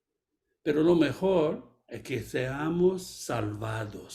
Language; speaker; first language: Spanish; non-native, fluent; Portuguese